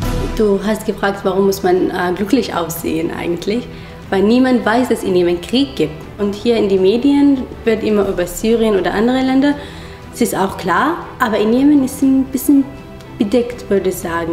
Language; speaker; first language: German; non-native, fluent; Arabic